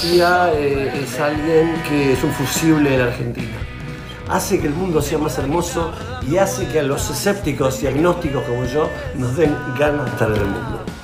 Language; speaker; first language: Spanish; native; Spanish